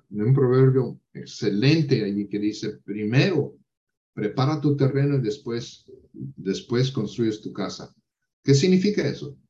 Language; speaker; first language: Spanish; non-native, fluent; English